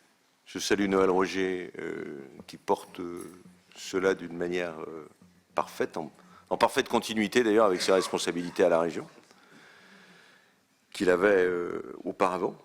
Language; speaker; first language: French; native; French